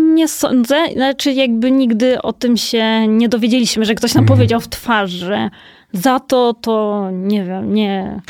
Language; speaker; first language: Polish; native; Polish